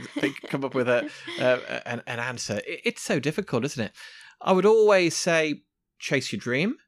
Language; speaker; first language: English; native; English